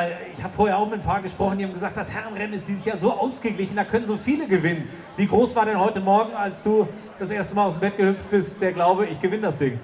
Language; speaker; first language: German; native; German